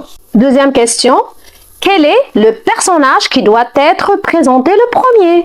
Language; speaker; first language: French; non-native, fluent; Arabic